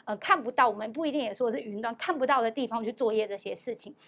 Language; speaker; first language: Chinese; native; Chinese